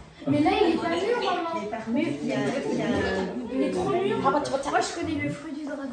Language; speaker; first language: French; native; French